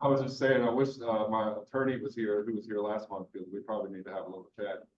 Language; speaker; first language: English; native; English